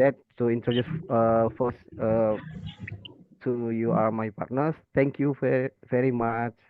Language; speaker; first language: English; non-native, learner; Indonesian